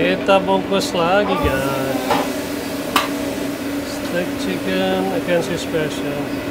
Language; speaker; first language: English; non-native, fluent; Indonesian